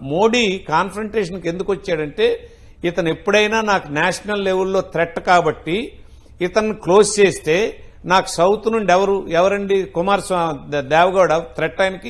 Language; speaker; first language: Telugu; native; Telugu